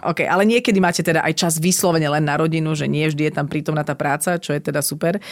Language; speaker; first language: Slovak; native; Slovak